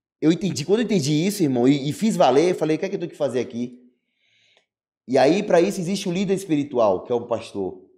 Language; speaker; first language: Portuguese; native; Portuguese